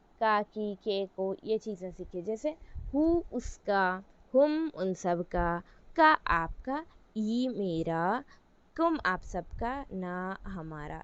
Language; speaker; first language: Urdu; native; Urdu